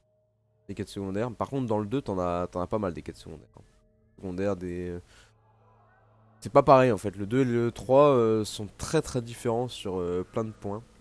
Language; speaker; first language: French; native; French